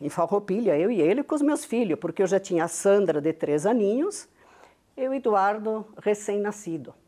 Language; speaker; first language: Portuguese; non-native, local second language; Venetian